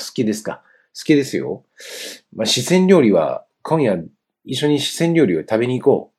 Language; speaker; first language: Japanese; non-native, fluent; Chinese